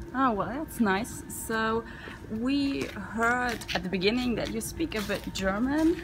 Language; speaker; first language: English; non-native, fluent; German